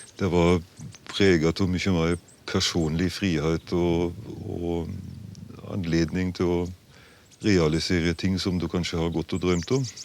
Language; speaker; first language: Norwegian; non-native, fluent; German